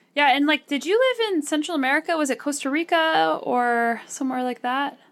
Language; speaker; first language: English; early bilingual, other home language; Arabic